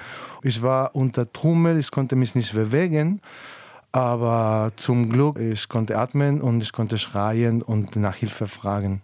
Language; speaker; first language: German; non-native, fluent; Spanish